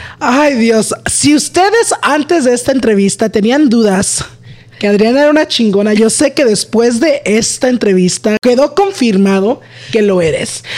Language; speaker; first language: Spanish; early bilingual, heritage; Spanish